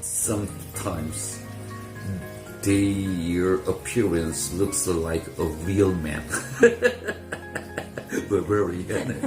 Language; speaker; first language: English; non-native, fluent; Korean